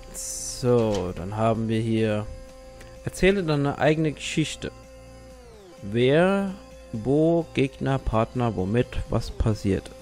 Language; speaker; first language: German; native; German